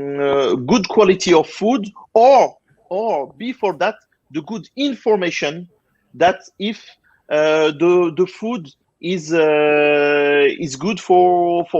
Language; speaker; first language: English; non-native, fluent; French